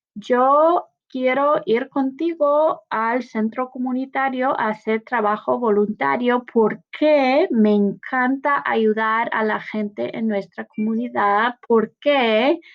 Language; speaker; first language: Spanish; non-native, fluent; English